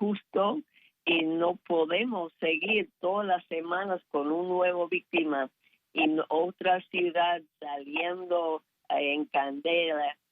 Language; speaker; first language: Spanish; non-native, fluent; English